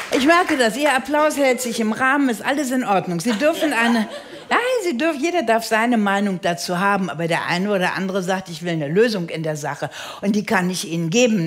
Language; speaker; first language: German; native; German